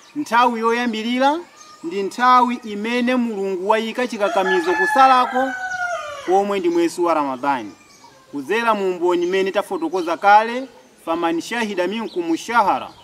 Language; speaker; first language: Nyanja; non-native, local second language; Yao